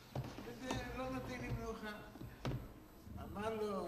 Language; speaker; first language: Hebrew; non-native, fluent; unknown